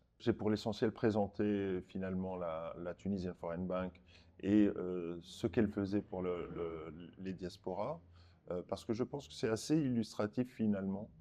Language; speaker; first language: French; non-native, local second language; Arabic